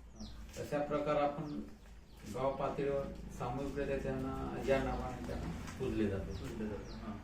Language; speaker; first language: Marathi; non-native, local second language; Gondi